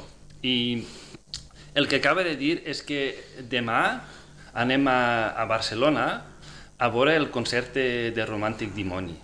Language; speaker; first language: Catalan; non-native, fluent; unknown